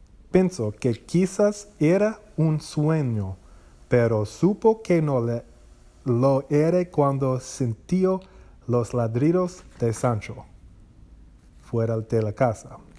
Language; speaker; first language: Spanish; non-native, learner; English